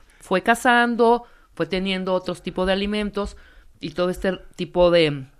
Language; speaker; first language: Spanish; native; Spanish